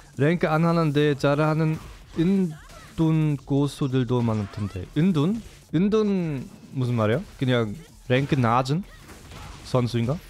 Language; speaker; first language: Korean; non-native, fluent; German